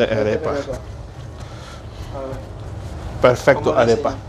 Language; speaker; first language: Dutch; non-native, learner; Spanish